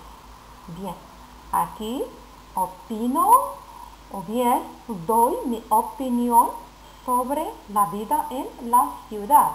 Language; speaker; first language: Spanish; non-native, fluent; Arabic